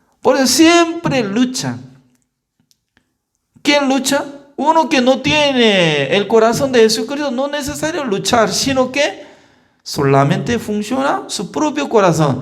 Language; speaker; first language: Spanish; non-native, learner; Korean